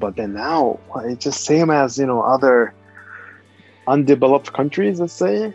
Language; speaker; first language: English; non-native, fluent; Japanese